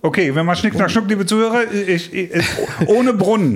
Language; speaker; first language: German; native; German